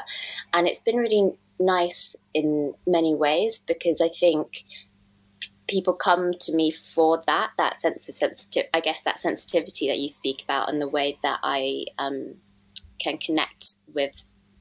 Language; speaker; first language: English; native; English